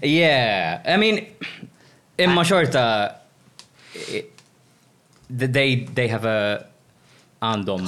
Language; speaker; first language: English; non-native, local second language; Maltese